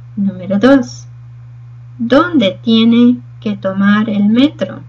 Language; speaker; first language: Spanish; non-native, fluent; Portuguese